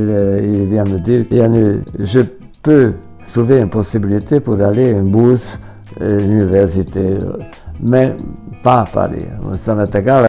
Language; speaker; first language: French; non-native, fluent; Hungarian